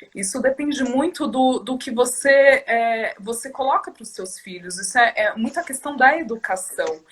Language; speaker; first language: Portuguese; native; Portuguese